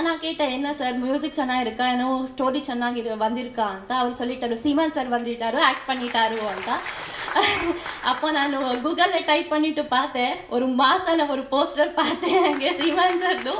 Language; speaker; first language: Tamil; non-native, learner; Kannada